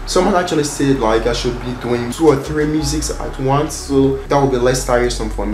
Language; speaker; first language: English; early bilingual, other home language; French